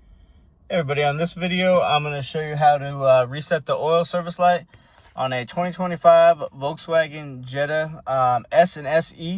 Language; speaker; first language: English; native; English